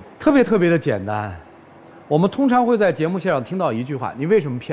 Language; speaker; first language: Chinese; native; Chinese